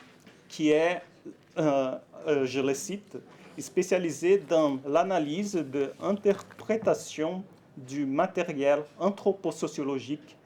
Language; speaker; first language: French; non-native, fluent; Portuguese